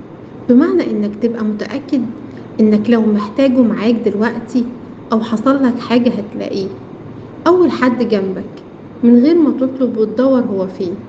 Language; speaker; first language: Arabic; native; Arabic